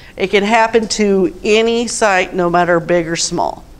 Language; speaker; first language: English; native; English